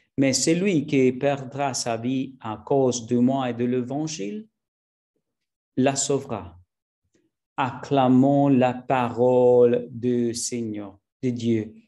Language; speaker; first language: French; non-native, learner; Spanish